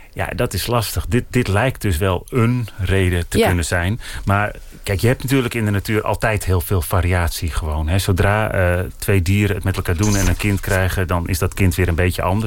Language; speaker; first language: Dutch; native; Dutch